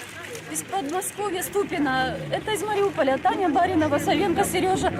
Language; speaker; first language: Russian; native; Russian